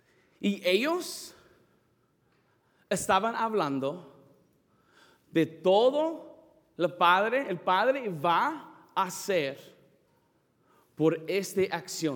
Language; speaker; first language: Spanish; non-native, fluent; English